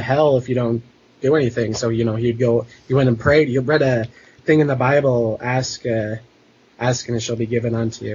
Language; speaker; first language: English; native; English